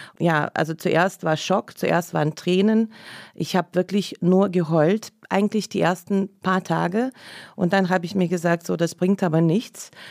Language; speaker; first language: German; non-native, fluent; Russian